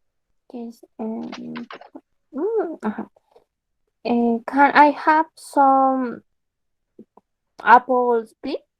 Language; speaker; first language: English; non-native, learner; Spanish